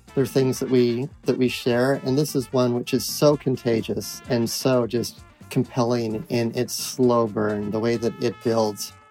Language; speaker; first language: English; native; English